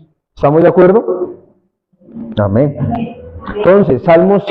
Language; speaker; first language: Spanish; native; Spanish